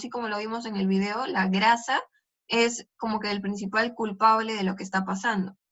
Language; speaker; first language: Spanish; native; Spanish